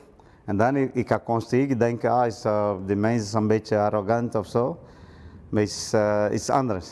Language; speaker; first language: Dutch; non-native, learner; Portuguese